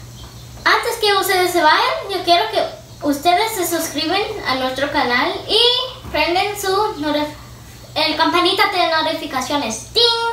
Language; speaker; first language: Spanish; early bilingual, heritage; Spanish